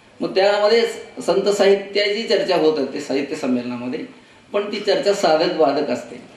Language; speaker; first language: Marathi; non-native, local second language; Kannada